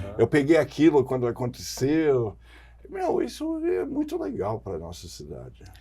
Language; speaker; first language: Portuguese; non-native, fluent; English